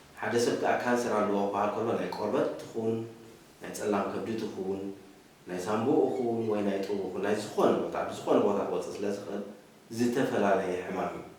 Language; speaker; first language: Tigrinya; native; Tigrinya